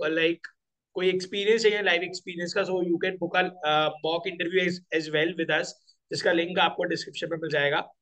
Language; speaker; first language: Hindi; native; Hindi